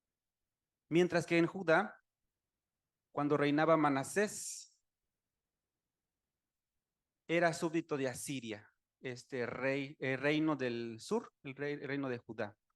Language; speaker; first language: Spanish; native; Spanish